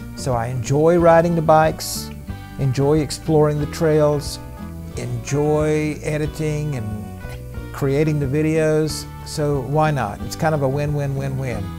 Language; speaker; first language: English; native; English